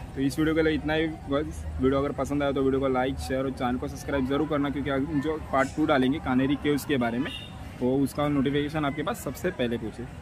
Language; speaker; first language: Hindi; non-native, local second language; Marathi